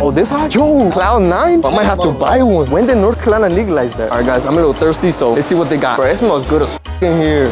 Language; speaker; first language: English; early bilingual, other home language; Spanish